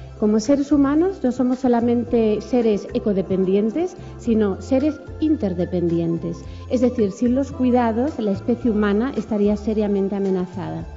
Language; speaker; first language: Spanish; native; Spanish